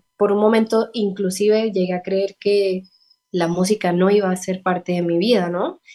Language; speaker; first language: Spanish; native; Spanish